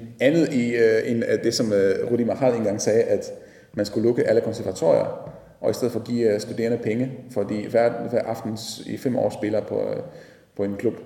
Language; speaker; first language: Danish; non-native, fluent; Polish